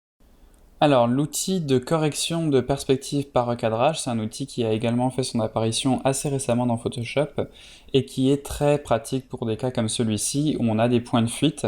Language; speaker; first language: French; native; French